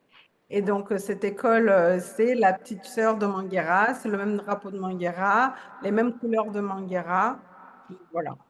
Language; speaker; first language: French; non-native, fluent; Portuguese